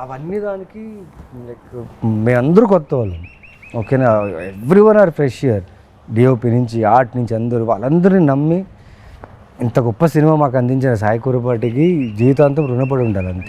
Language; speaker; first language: Telugu; native; Telugu